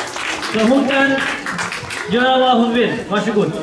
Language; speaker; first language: Swedish; non-native, learner; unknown